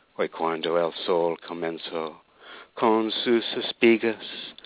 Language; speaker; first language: Spanish; non-native, fluent; English